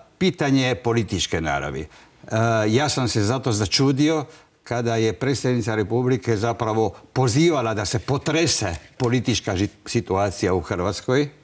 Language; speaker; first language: Croatian; non-native, local second language; Italian